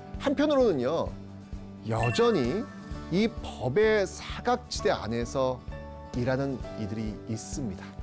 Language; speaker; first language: Korean; native; Korean